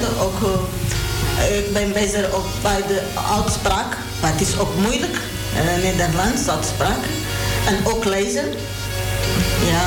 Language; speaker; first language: Dutch; non-native, learner; Portuguese